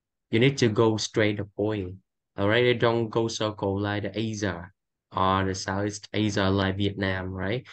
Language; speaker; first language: English; non-native, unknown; Vietnamese